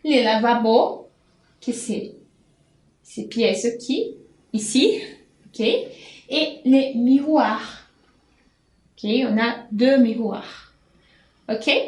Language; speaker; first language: French; non-native, fluent; Portuguese